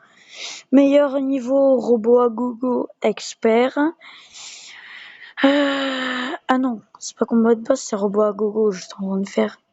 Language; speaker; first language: French; native; French